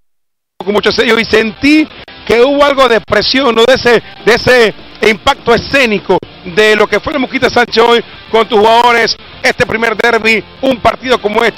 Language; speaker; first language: Spanish; native; Spanish